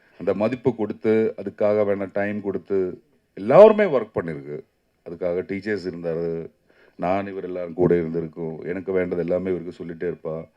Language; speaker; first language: Tamil; non-native, learner; Malayalam